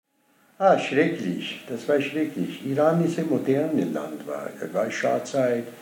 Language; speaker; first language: German; non-native, learner; Persian